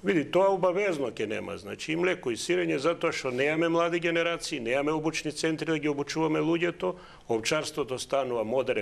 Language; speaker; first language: Macedonian; native; Macedonian